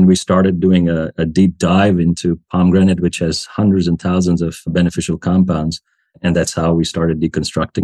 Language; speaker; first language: English; non-native, local second language; Hindi